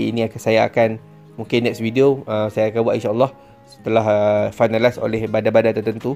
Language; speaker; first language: Malay; native; Malay